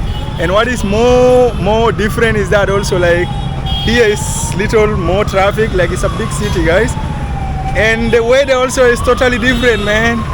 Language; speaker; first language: English; non-native, fluent; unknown